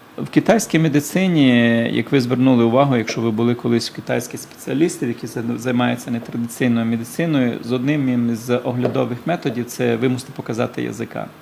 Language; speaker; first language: Ukrainian; native; Ukrainian